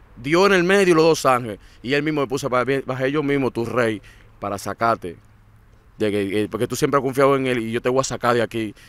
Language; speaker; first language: Spanish; native; Spanish